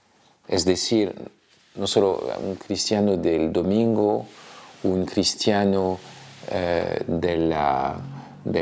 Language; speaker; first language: Spanish; non-native, fluent; French